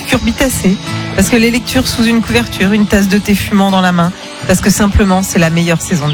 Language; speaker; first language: French; native; French